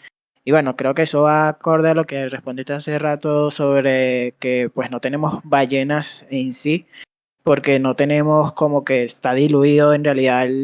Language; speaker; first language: Spanish; native; Spanish